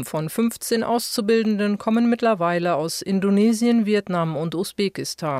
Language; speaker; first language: German; native; German